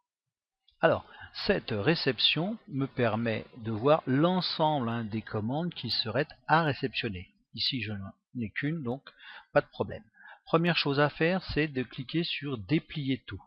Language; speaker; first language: French; native; French